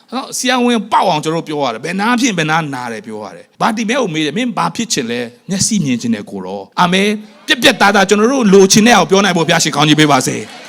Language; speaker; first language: Burmese; non-native, local second language; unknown